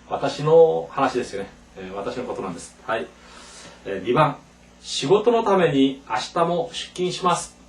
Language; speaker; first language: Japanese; non-native, fluent; Korean